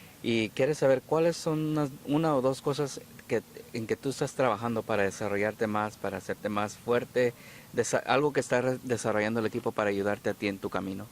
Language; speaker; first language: Spanish; non-native, fluent; English